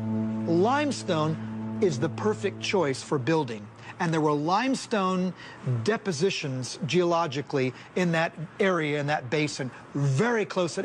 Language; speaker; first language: English; native; English